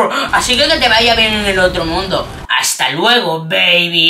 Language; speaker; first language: Spanish; native; Spanish